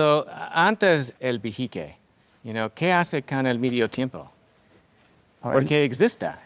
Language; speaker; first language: Spanish; non-native, learner; English